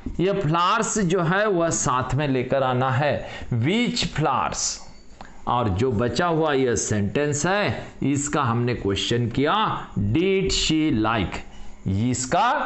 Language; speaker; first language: Hindi; non-native, local second language; Marathi